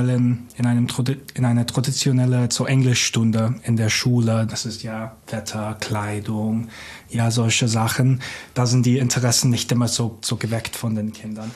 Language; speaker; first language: German; non-native, fluent; English